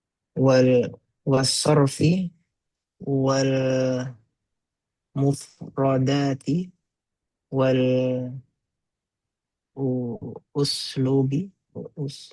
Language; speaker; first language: Arabic; non-native, learner; Indonesian